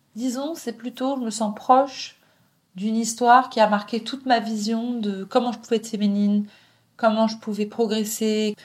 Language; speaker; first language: French; native; French